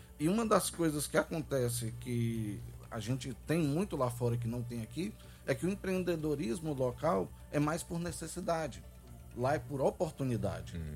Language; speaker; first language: Portuguese; native; Portuguese